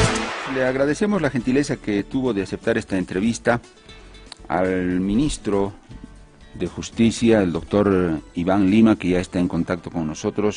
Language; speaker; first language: Spanish; native; Spanish